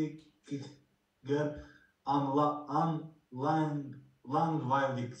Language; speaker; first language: German; non-native, learner; Bosnian